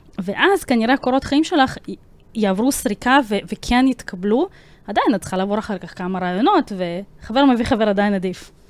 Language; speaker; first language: Hebrew; early bilingual, other home language; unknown